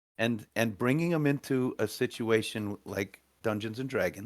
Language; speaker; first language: English; native; English